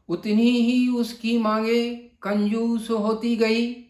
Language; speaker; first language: Hindi; non-native, local second language; Bangla